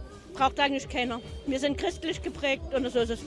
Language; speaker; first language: German; native; German